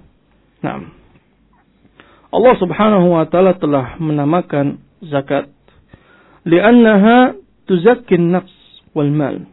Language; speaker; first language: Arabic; non-native, fluent; Indonesian